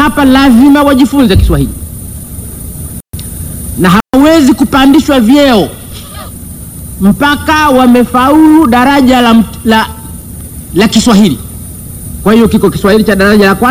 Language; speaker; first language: Swahili; non-native, local second language; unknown